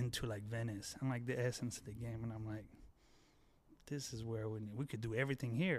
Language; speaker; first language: English; early bilingual, other home language; French